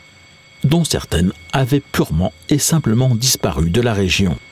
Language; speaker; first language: French; native; French